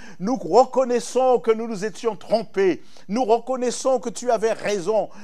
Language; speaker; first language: French; native; French